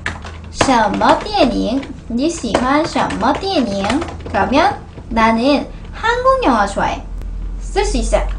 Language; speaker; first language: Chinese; non-native, fluent; Korean